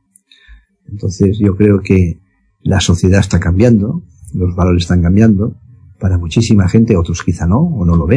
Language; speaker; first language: Spanish; native; Spanish